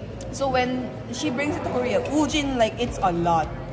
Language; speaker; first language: English; non-native, local second language; Korean